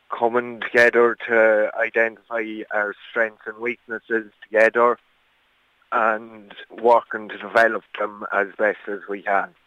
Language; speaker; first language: English; native; English